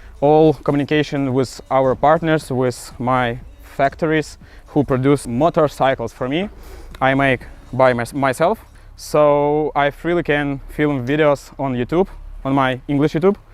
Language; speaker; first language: English; non-native, learner; Ukrainian